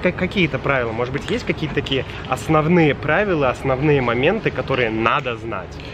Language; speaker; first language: Russian; native; Russian